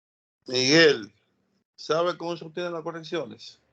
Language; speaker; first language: Spanish; native; Spanish